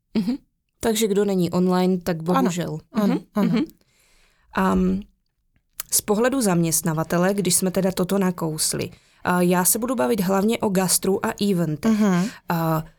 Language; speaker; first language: Czech; native; Czech